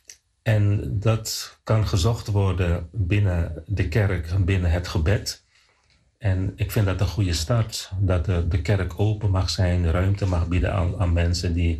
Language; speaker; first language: Dutch; non-native, fluent; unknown